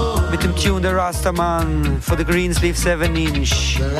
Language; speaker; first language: German; native; German